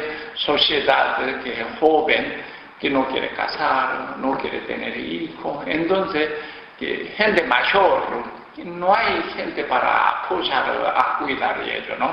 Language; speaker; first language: Spanish; non-native, learner; Korean